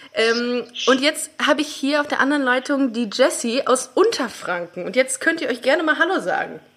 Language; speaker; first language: German; native; German